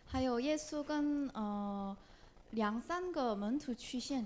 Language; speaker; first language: Chinese; non-native, learner; Korean